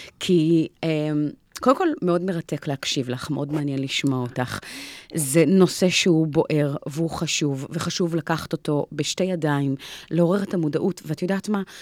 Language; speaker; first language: Hebrew; native; Hebrew